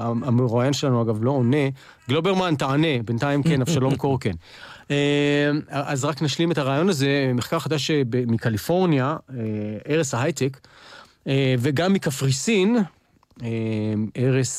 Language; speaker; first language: Hebrew; native; Hebrew